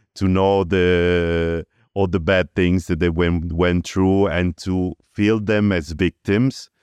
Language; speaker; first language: English; early bilingual, other home language; Italian